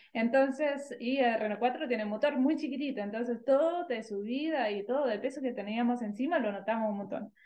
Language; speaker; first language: Spanish; non-native, fluent; German